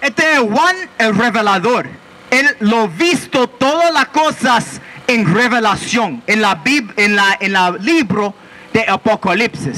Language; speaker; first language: Spanish; non-native, learner; English